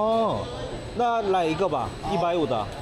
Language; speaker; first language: Chinese; non-native, fluent; Korean